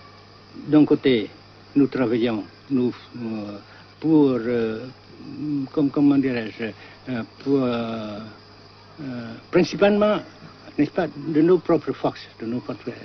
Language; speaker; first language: French; non-native, local second language; Vietnamese